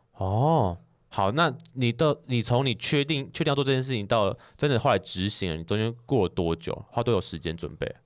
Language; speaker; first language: Chinese; native; Chinese